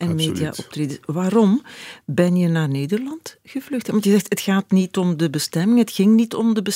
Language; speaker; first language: Dutch; native; Dutch